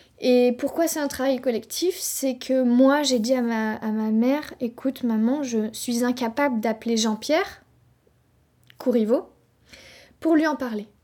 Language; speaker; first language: French; native; French